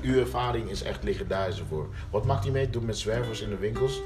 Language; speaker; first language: Dutch; early bilingual, other home language; Papiamento